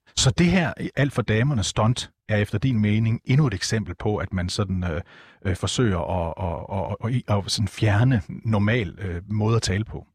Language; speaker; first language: Danish; native; Danish